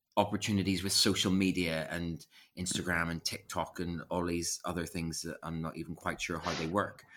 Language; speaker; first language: English; native; English